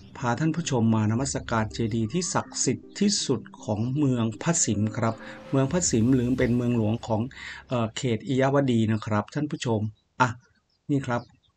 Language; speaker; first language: Thai; native; Thai